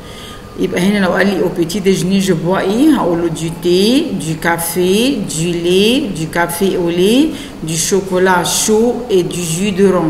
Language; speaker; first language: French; non-native, fluent; Arabic